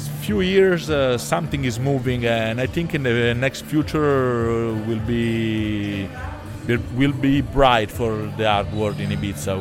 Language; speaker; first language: English; non-native, fluent; Italian